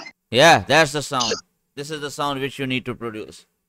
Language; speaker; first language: English; non-native, local second language; Urdu